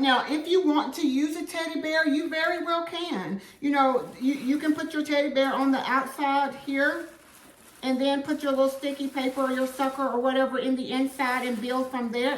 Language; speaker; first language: English; native; English